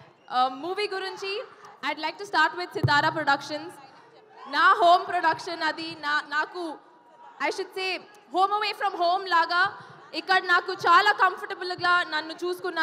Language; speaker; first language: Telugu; non-native, local second language; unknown